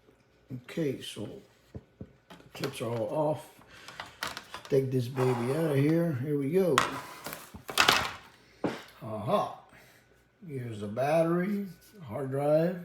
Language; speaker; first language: English; native; English